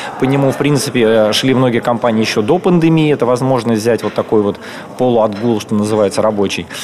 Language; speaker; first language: Russian; native; Russian